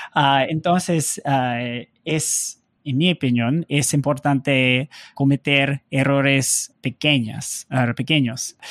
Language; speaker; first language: Spanish; non-native, learner; English